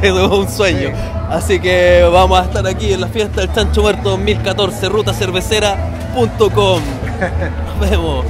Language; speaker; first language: Spanish; native; Spanish